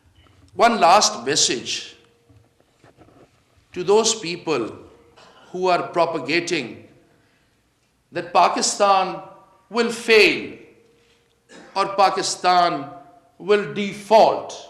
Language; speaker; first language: English; non-native, local second language; Urdu